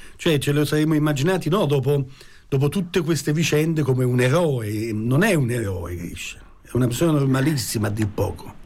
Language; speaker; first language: Italian; native; Italian